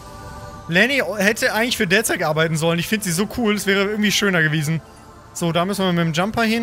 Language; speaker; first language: German; native; German